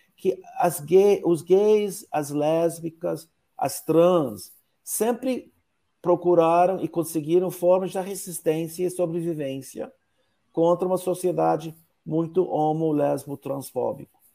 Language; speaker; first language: Portuguese; non-native, fluent; English